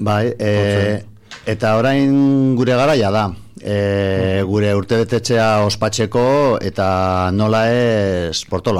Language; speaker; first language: Basque; non-native, local second language; Spanish